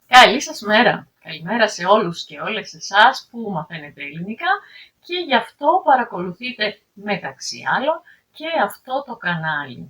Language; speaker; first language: Greek; native; Greek